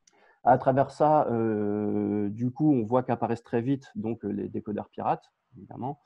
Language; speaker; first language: French; native; French